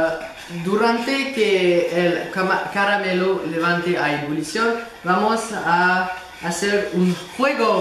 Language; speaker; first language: Spanish; non-native, learner; French